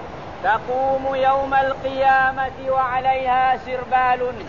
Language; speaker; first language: Arabic; non-native, fluent; Malay